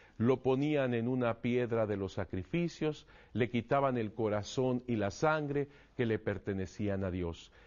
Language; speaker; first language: Spanish; native; Spanish